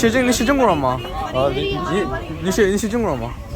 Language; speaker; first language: Chinese; non-native, learner; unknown